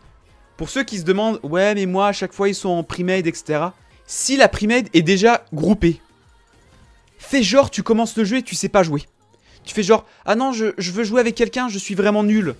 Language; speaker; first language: French; native; French